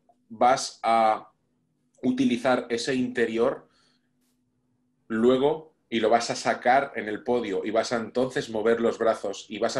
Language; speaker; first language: Spanish; native; Spanish